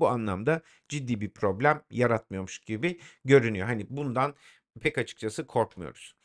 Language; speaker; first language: Turkish; native; Turkish